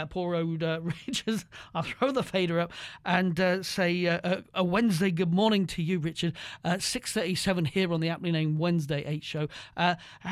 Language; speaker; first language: English; native; English